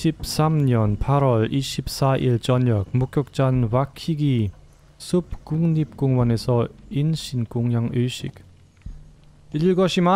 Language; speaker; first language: Korean; non-native, learner; German